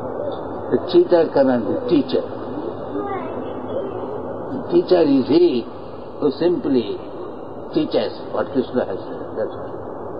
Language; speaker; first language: English; non-native, local second language; Bangla